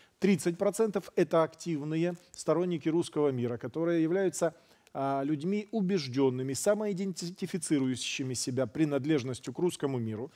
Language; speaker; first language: Russian; native; Russian